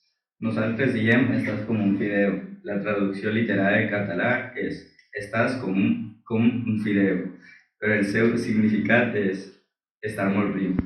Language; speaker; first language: Catalan; non-native, learner; Spanish